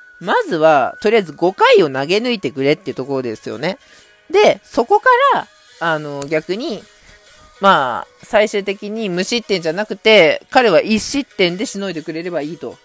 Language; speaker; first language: Japanese; native; Japanese